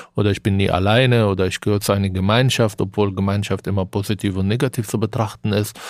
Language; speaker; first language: German; non-native, fluent; Arabic